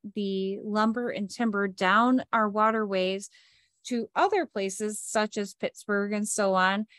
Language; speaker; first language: English; native; English